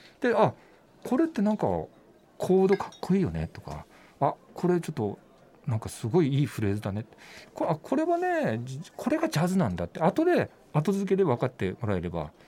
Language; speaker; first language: Japanese; native; Japanese